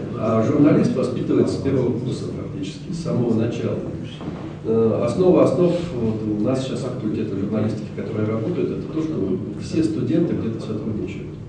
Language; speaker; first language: Russian; native; Russian